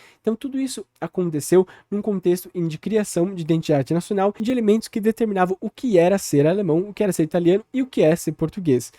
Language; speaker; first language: Portuguese; native; Portuguese